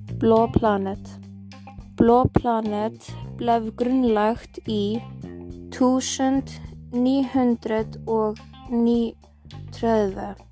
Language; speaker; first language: Norwegian; non-native, learner; Icelandic